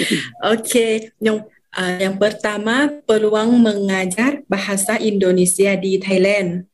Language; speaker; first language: Indonesian; non-native, fluent; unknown